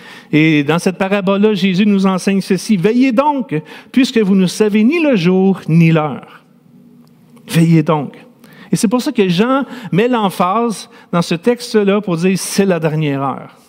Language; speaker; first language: French; native; French